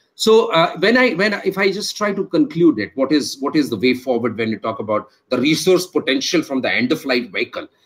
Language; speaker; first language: English; non-native, local second language; Hindi